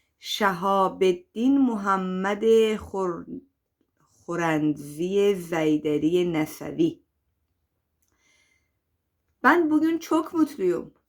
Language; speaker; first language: Turkish; non-native, fluent; Persian